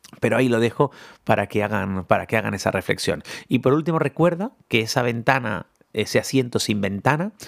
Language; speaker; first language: Spanish; native; Spanish